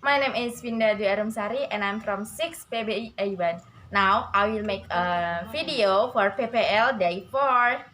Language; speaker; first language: English; non-native, learner; Indonesian